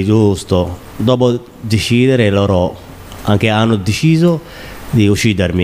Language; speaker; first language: Italian; non-native, learner; Somali